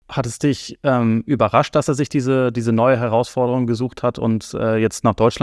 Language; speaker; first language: German; native; German